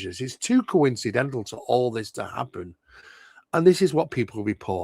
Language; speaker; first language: English; native; English